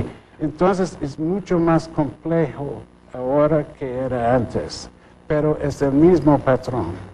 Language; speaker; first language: Spanish; non-native, fluent; English